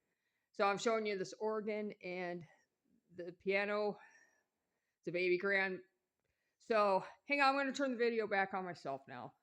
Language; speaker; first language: English; native; English